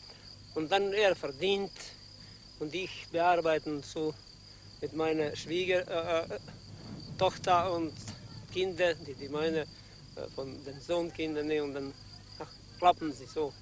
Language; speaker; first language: German; non-native, learner; Croatian